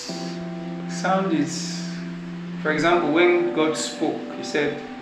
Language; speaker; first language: English; non-native, local second language; Bini